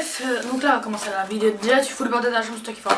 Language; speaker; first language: French; native; French